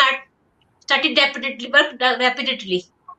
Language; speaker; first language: English; non-native, local second language; Hindi